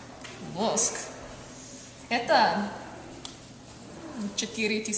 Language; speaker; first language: Russian; non-native, learner; English